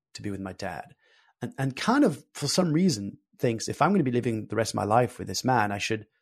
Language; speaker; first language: English; early bilingual, other home language; French